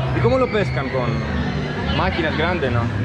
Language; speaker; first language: Spanish; non-native, learner; Greek